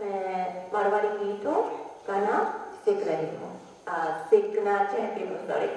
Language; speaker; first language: Hindi; non-native, learner; Japanese